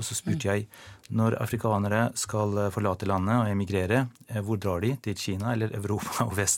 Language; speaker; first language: Norwegian; non-native, fluent; Albanian